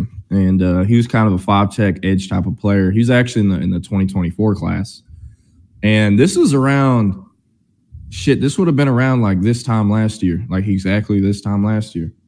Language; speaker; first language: English; native; English